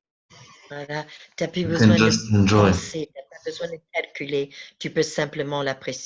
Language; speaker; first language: French; native; French